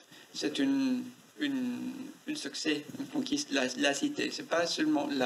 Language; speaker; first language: French; non-native, learner; Spanish